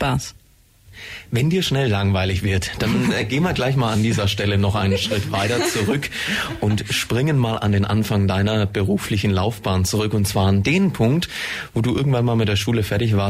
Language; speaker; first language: German; native; German